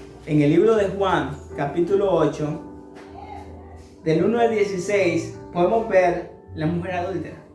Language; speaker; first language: Spanish; native; Spanish